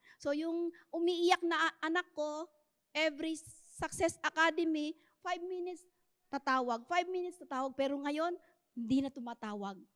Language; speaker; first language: Filipino; native; Filipino